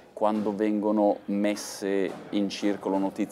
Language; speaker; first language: Italian; native; Italian